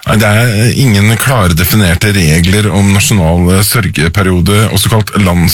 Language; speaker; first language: Norwegian; native; Norwegian